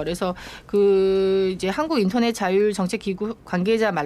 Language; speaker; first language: Korean; native; Korean